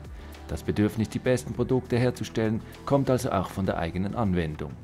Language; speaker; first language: German; native; German